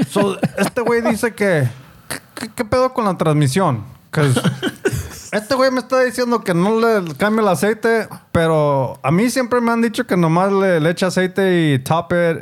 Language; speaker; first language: Spanish; early bilingual, heritage; Spanish